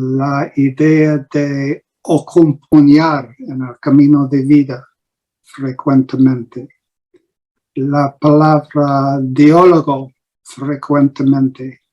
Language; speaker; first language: Spanish; non-native, learner; English